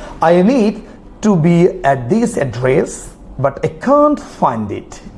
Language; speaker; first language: English; non-native, local second language; Bangla